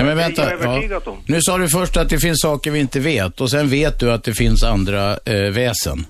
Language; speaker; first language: Swedish; native; Swedish